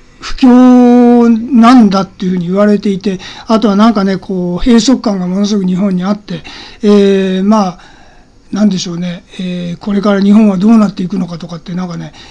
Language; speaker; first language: Japanese; native; Japanese